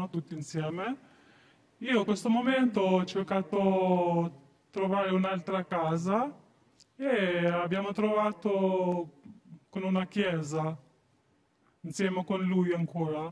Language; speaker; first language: Italian; non-native, learner; Albanian